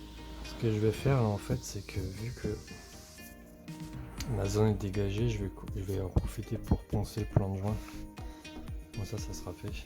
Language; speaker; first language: French; native; French